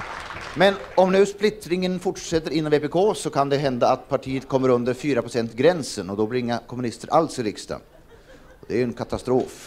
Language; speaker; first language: Swedish; native; Swedish